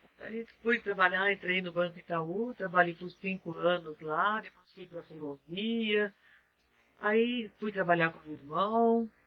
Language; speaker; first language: Portuguese; native; Portuguese